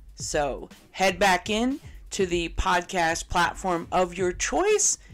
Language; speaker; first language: English; native; English